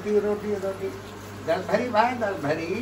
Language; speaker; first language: Dutch; non-native, local second language; Caribbean Hindustani